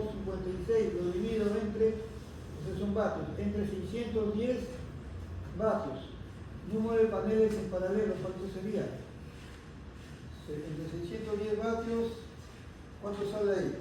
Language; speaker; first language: Spanish; native; Spanish